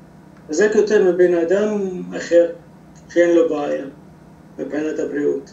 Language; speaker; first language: Hebrew; non-native, local second language; Arabic